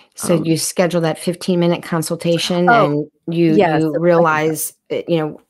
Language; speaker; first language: English; native; English